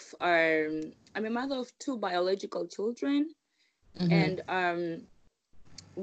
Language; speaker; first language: English; non-native, local second language; Shona